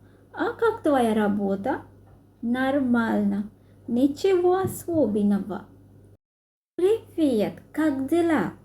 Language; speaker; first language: Russian; non-native, fluent; Sinhala